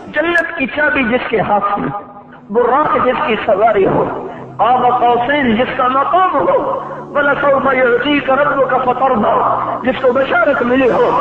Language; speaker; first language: Urdu; non-native, local second language; Punjabi